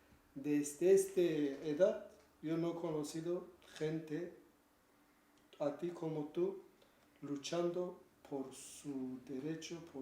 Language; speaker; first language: Spanish; non-native, learner; Kurdish